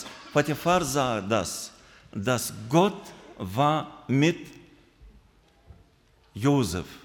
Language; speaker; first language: German; non-native, fluent; Russian